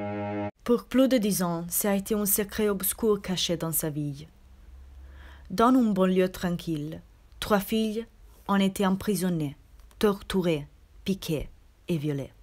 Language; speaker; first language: French; non-native, learner; Italian